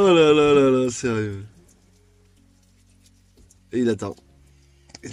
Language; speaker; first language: French; native; French